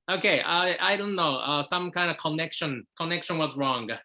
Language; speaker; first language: English; non-native, fluent; Japanese